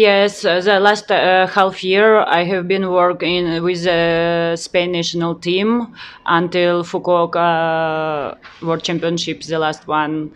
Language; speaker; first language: English; non-native, learner; Ukrainian